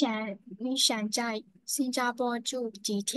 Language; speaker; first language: Chinese; non-native, learner; Burmese